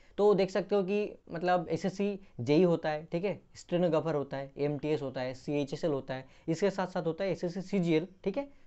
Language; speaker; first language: Hindi; non-native, local second language; Bangla